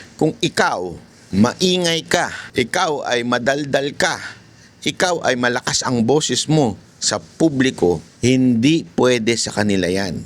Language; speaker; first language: Filipino; native; Filipino